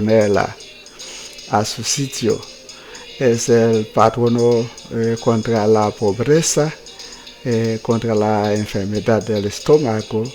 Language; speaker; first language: Spanish; non-native, fluent; Haitian Creole